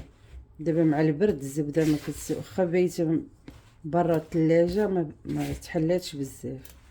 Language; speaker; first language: Arabic; native; Arabic